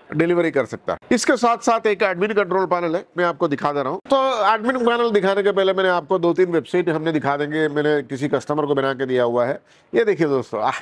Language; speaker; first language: Hindi; non-native, local second language; Malayalam